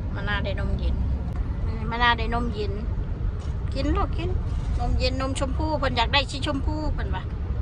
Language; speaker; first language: Thai; native; Thai